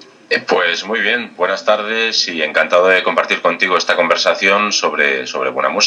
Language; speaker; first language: Spanish; native; Spanish